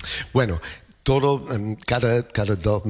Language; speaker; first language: Spanish; non-native, learner; English